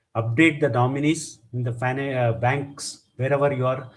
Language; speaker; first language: English; non-native, local second language; Kannada